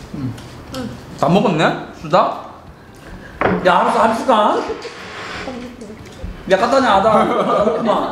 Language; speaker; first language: Indonesian; non-native, learner; Korean